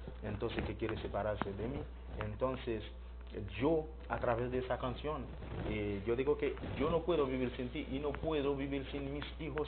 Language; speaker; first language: Spanish; non-native, learner; Haitian Creole